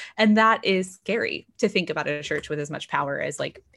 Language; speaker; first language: English; native; English